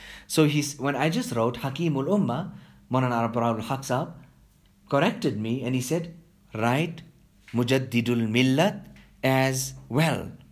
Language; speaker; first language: English; native; English